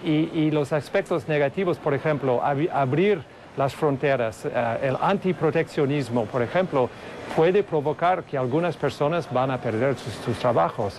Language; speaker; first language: Spanish; non-native, fluent; English